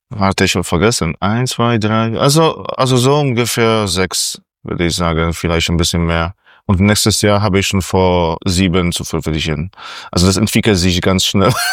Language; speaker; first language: German; non-native, fluent; Polish